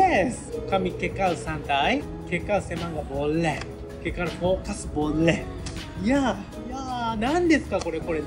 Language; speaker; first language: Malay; non-native, learner; Japanese